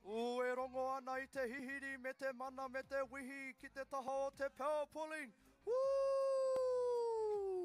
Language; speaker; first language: Māori; non-native, local second language; English